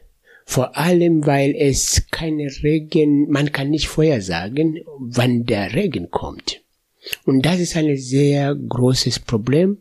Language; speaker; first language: German; non-native, fluent; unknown